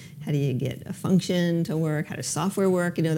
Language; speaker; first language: English; native; English